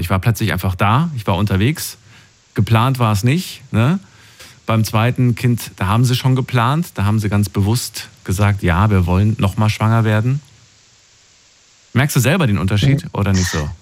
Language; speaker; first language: German; native; German